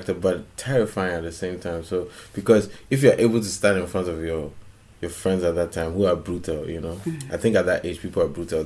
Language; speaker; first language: English; non-native, local second language; Akan